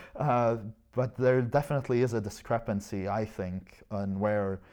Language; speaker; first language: English; non-native, fluent; Arabic